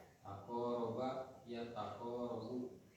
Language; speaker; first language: Arabic; non-native, learner; Indonesian